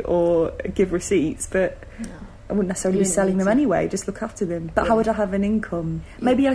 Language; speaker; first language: English; native; English